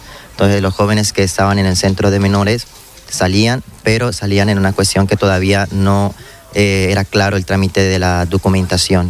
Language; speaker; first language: Spanish; native; Spanish